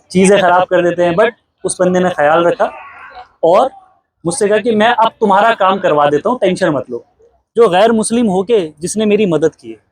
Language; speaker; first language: Hindi; native; Hindi